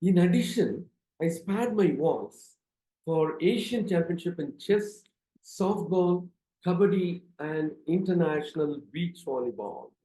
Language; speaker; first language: English; non-native, local second language; Tamil